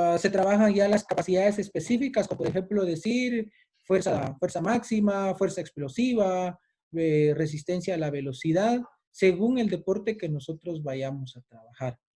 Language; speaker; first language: Spanish; native; Spanish